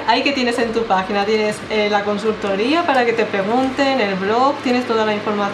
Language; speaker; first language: Spanish; native; Spanish